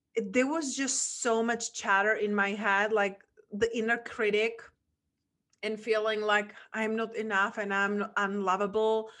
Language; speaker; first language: English; non-native, fluent; Czech